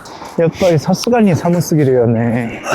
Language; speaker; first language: Japanese; non-native, fluent; Korean